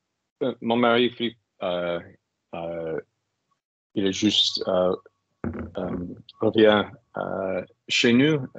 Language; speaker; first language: French; non-native, learner; English